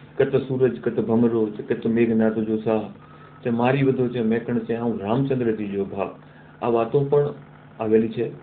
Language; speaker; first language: Gujarati; non-native, local second language; Kachhi